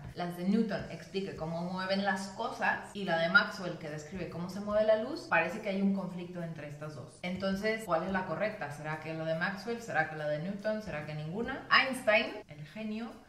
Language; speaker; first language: Spanish; early bilingual, other home language; English